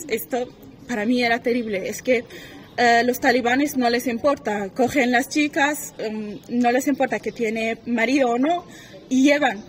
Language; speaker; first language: Spanish; non-native, learner; Persian